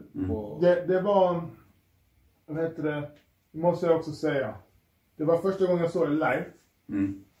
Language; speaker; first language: Swedish; native; Swedish